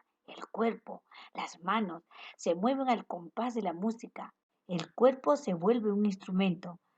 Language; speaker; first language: Spanish; native; Spanish